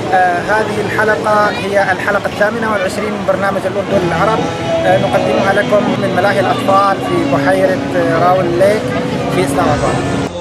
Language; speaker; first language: Arabic; native; Arabic